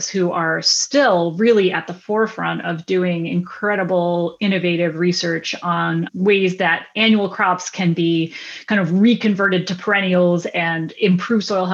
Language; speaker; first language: English; native; English